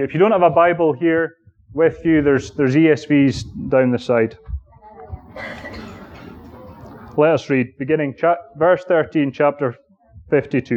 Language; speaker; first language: English; native; English